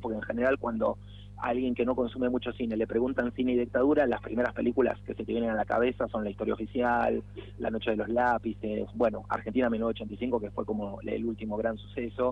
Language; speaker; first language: Spanish; native; Spanish